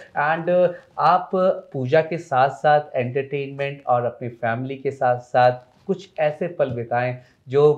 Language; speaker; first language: Hindi; native; Hindi